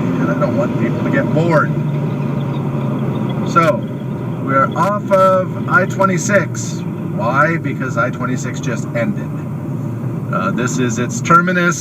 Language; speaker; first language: English; native; English